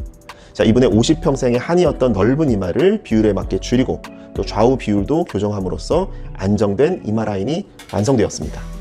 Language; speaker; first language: Korean; native; Korean